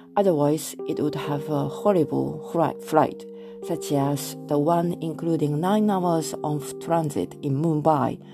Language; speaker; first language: English; non-native, fluent; Japanese